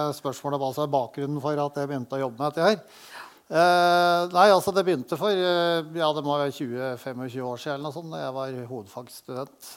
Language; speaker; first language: Norwegian; native; Norwegian